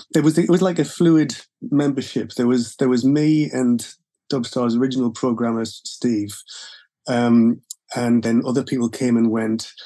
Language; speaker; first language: English; native; English